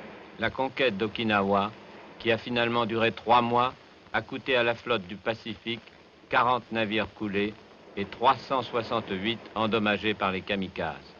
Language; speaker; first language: French; native; French